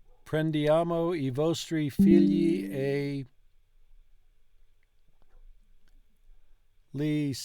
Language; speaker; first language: Italian; non-native, learner; English